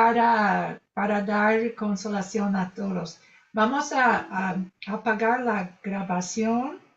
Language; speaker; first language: Spanish; non-native, fluent; English